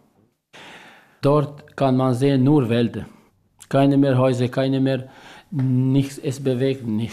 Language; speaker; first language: German; non-native, learner; Albanian